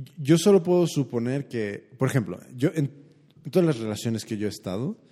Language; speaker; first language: Spanish; early bilingual, heritage; Spanish